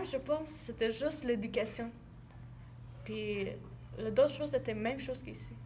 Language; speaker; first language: French; non-native, learner; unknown